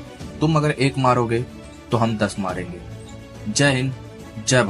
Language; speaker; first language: Hindi; native; Hindi